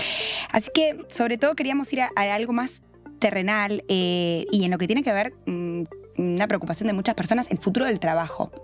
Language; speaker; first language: Spanish; native; Spanish